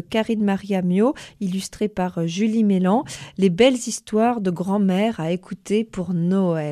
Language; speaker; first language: French; native; French